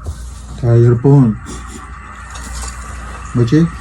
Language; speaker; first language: Korean; non-native, learner; Vietnamese